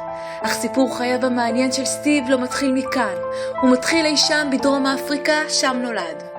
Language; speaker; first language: Hebrew; native; Hebrew